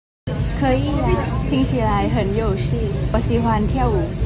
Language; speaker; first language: Chinese; non-native, learner; English